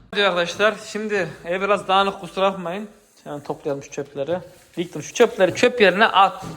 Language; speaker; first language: Turkish; native; Turkish